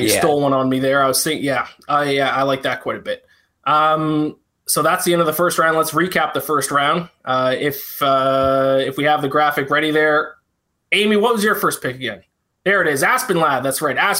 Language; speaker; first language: English; native; English